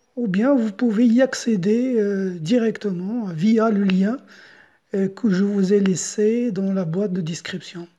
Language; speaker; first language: French; non-native, local second language; Arabic